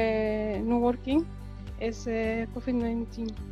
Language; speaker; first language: English; non-native, learner; Arabic